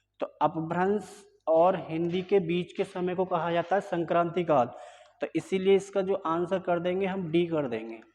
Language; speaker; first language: Hindi; native; Hindi